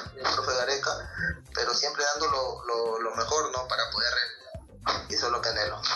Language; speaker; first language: Spanish; native; Spanish